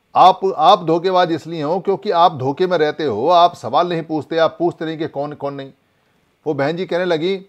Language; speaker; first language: Hindi; native; Hindi